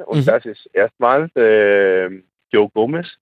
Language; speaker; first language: German; non-native, learner; Danish